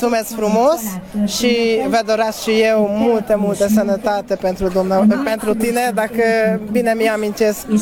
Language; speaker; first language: Romanian; non-native, local second language; Hungarian